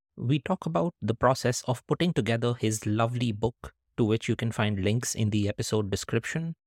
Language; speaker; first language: English; non-native, local second language; Hindi